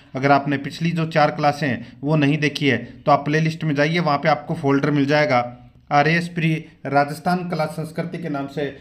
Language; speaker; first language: Hindi; native; Hindi